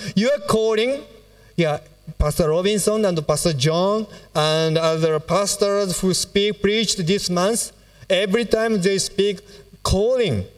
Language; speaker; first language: English; non-native, fluent; Japanese